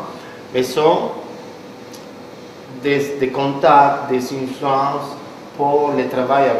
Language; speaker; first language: French; non-native, fluent; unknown